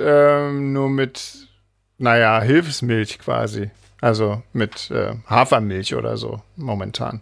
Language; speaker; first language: German; native; German